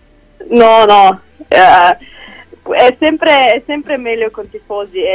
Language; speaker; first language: Italian; non-native, learner; Slovenian